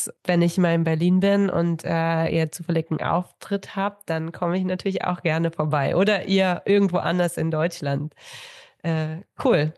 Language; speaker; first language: German; native; German